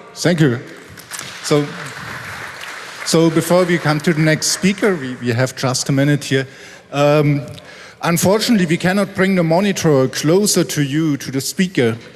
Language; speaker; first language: English; non-native, fluent; German